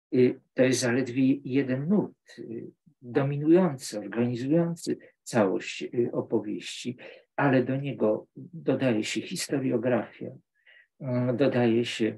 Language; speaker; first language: Polish; native; Polish